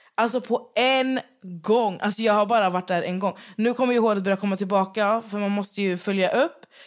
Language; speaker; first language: Swedish; early bilingual, other home language; Arabic